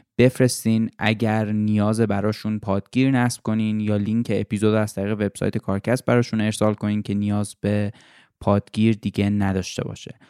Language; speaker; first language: Persian; native; Persian